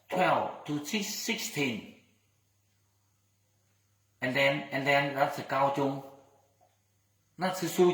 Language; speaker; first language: English; non-native, learner; Vietnamese